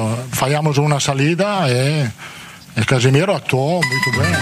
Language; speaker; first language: Portuguese; non-native, fluent; Italian